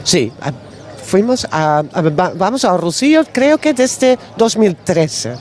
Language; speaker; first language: Spanish; non-native, learner; Dutch